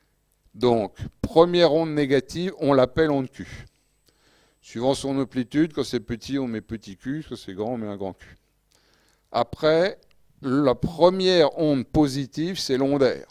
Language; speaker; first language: French; native; French